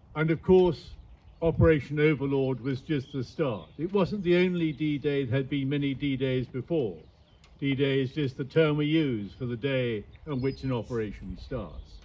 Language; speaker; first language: English; native; English